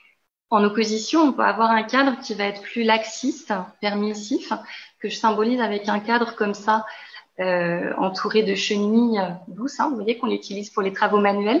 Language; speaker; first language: French; native; French